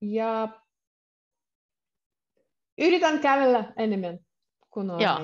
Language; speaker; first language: Finnish; non-native, learner; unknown